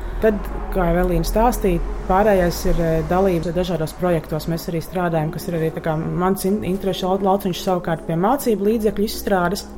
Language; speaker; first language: Latvian; native; Latvian